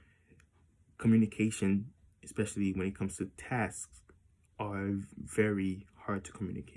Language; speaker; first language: English; native; English